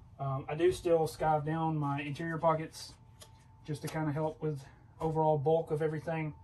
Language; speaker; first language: English; native; English